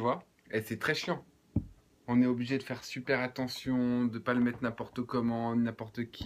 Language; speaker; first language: French; native; French